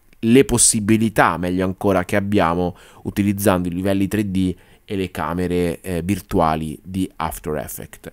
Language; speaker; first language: Italian; native; Italian